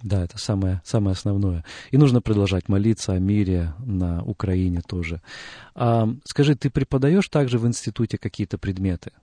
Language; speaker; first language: Russian; native; Russian